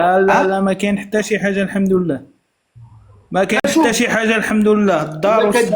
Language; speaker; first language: Arabic; native; Arabic